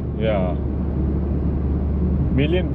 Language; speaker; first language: English; non-native, local second language; Urdu